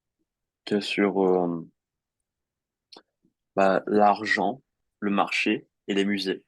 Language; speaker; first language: French; non-native, fluent; English